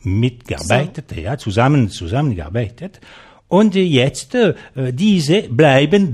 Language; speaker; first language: German; non-native, local second language; French